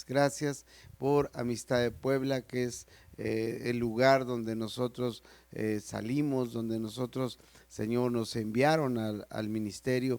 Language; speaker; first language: Spanish; native; Spanish